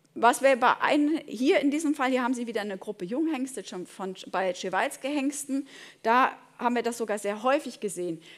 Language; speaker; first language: German; native; German